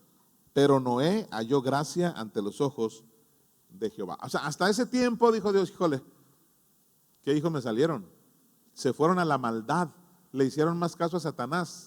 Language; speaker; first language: Spanish; native; Spanish